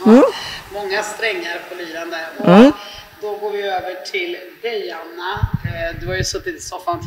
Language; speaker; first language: Swedish; native; Swedish